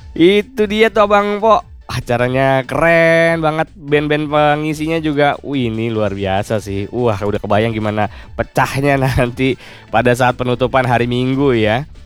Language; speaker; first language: Indonesian; native; Indonesian